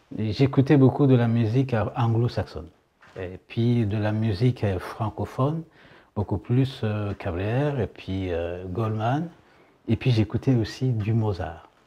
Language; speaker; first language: French; non-native, local second language; Kinyarwanda